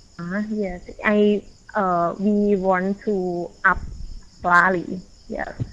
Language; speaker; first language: English; non-native, learner; Thai